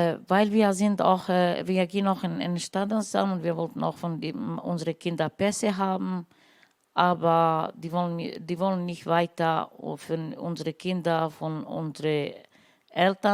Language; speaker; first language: German; non-native, learner; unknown